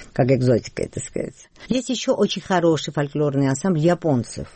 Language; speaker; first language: Russian; non-native, local second language; Georgian